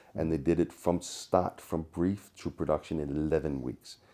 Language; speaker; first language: English; non-native, fluent; Danish